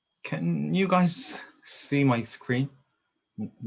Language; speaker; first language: English; non-native, learner; Korean